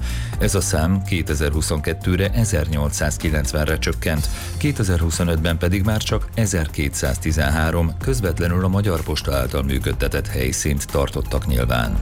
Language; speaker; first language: Hungarian; native; Hungarian